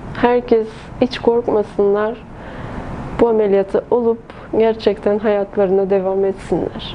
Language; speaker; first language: Turkish; early bilingual, heritage; Turkish